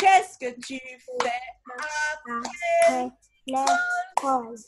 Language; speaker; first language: French; non-native, fluent; English